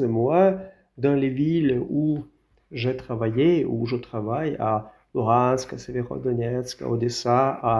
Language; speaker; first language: French; non-native, fluent; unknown